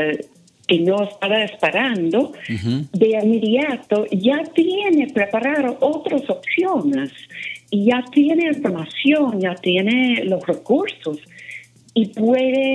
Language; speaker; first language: Spanish; non-native, fluent; English